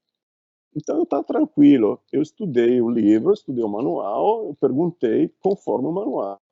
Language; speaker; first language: Portuguese; non-native, fluent; Italian